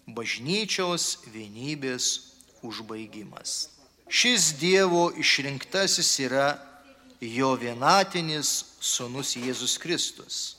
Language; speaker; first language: Lithuanian; native; Lithuanian